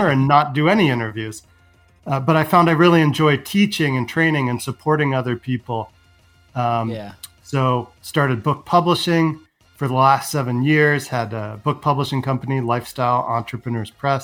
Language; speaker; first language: English; native; English